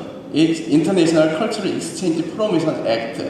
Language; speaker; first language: English; non-native, learner; Korean